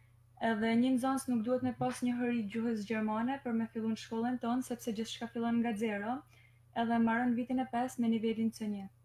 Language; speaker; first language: Albanian; native; Albanian